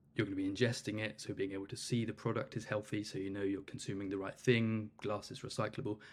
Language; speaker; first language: English; native; English